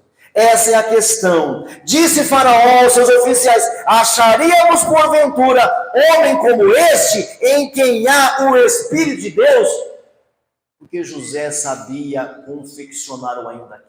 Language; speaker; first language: Portuguese; native; Portuguese